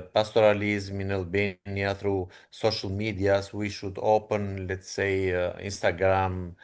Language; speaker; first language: English; non-native, fluent; Albanian